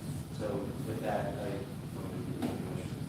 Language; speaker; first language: English; native; English